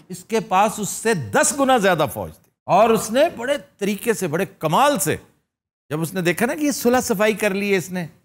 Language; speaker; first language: Urdu; non-native, local second language; Punjabi